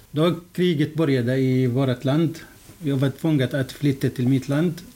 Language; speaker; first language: Swedish; non-native, fluent; Arabic